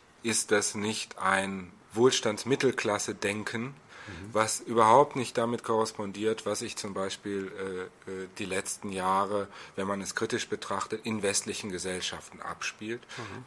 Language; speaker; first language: German; native; German